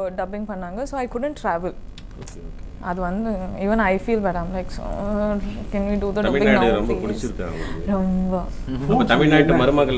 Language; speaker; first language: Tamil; non-native, learner; Kannada